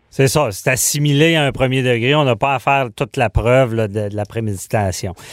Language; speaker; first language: French; native; French